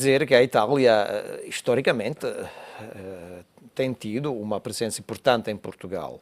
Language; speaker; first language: Portuguese; non-native, fluent; Italian